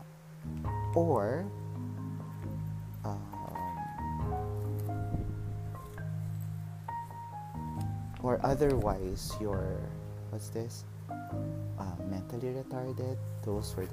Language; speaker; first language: English; non-native, local second language; Filipino